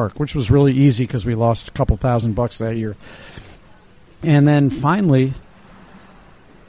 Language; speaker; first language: English; native; English